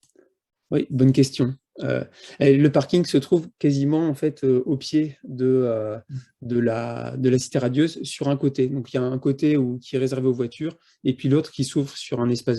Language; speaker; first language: French; native; French